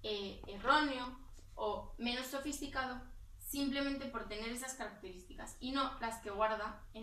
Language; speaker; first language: Spanish; native; Spanish